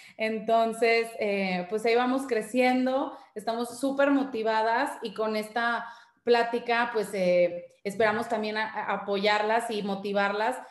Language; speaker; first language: Spanish; native; Spanish